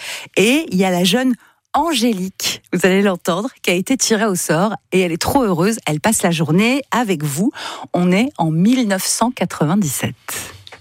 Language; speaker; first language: French; native; French